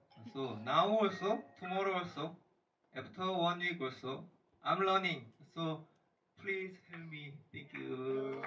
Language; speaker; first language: English; non-native, learner; Korean